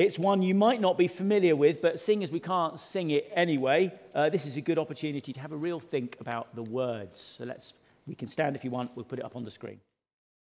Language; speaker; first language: English; native; English